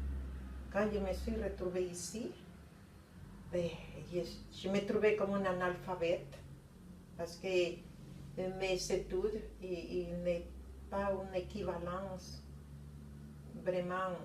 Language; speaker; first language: French; non-native, fluent; Spanish